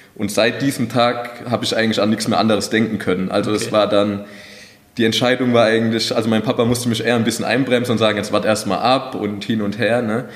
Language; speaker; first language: German; native; German